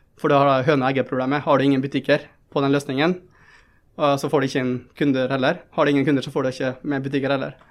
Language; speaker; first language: Norwegian; early bilingual, other home language; Tamil